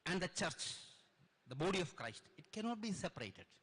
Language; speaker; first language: English; non-native, local second language; Malayalam